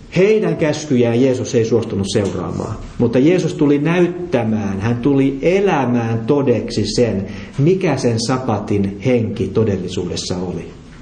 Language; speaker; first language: Finnish; native; Finnish